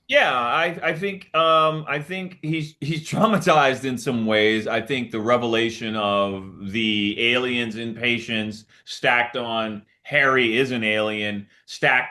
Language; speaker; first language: English; native; English